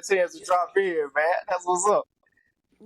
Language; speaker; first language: English; native; English